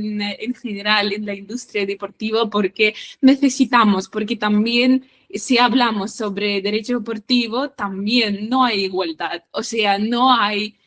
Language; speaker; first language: Spanish; non-native, fluent; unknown